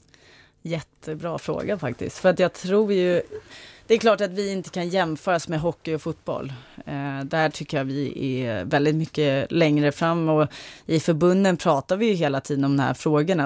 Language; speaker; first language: Swedish; native; Swedish